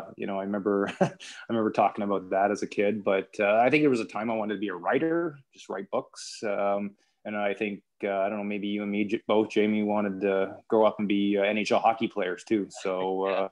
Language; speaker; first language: English; native; English